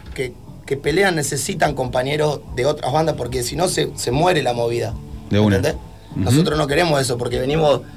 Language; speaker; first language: Spanish; native; Spanish